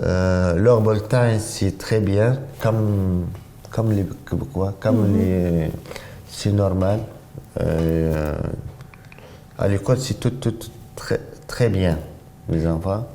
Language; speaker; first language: French; non-native, learner; Arabic